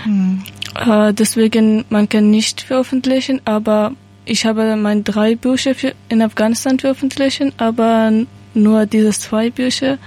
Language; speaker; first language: German; non-native, learner; Persian